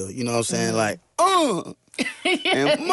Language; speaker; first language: English; native; English